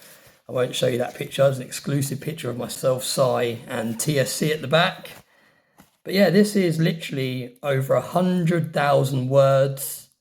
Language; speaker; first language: English; native; English